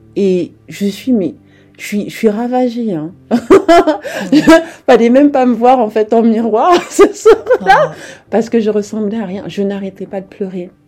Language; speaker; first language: French; native; French